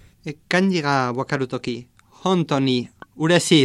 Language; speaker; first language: Japanese; non-native, learner; Spanish